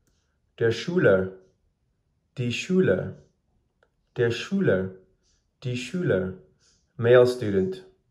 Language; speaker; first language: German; non-native, fluent; English